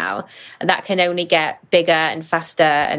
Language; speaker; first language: English; native; English